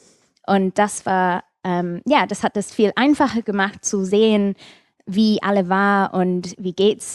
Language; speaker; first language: German; non-native, fluent; English